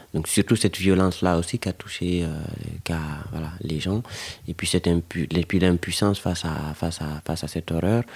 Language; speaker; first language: French; non-native, local second language; Fula